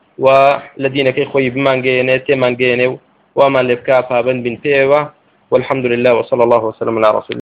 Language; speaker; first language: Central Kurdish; native; Central Kurdish